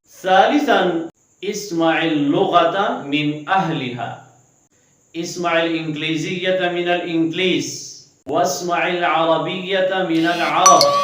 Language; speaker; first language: Arabic; non-native, fluent; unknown